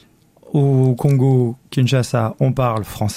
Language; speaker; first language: French; native; French